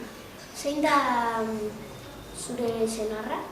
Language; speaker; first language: Basque; non-native, local second language; Spanish